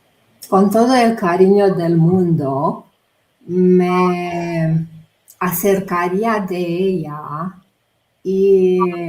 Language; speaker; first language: Spanish; non-native, fluent; Romanian